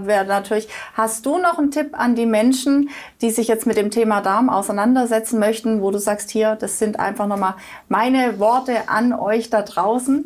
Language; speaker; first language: German; native; German